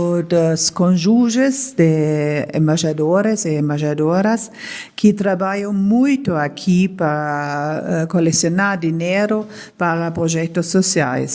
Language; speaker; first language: Portuguese; non-native, learner; German